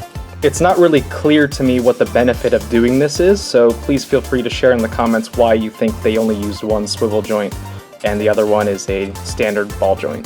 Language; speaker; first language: English; native; English